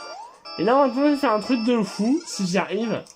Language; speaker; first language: French; native; French